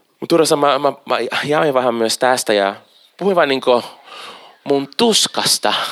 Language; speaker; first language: Finnish; non-native, fluent; Portuguese